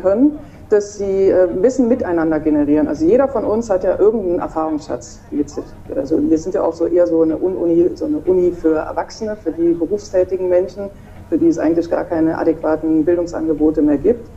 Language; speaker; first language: German; native; German